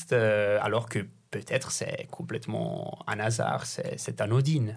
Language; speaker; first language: French; non-native, fluent; Italian